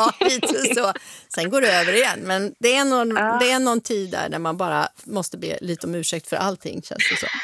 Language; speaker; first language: Swedish; native; Swedish